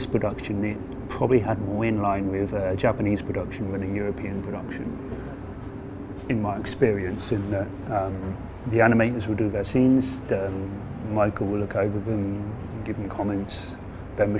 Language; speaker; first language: English; native; English